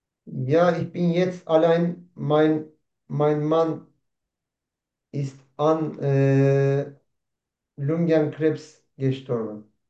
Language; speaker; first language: German; non-native, learner; Turkish